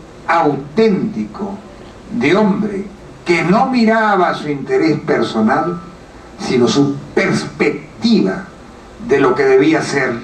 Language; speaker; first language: Spanish; native; Spanish